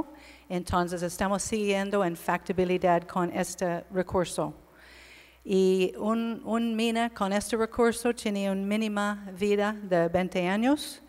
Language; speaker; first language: Spanish; non-native, learner; English